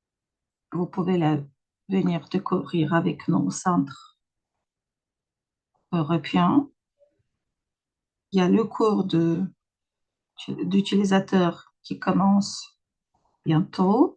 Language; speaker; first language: French; non-native, fluent; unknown